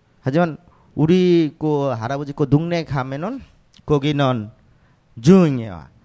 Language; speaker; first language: Korean; non-native, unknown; Bangla